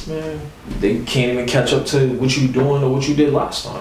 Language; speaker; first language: English; native; English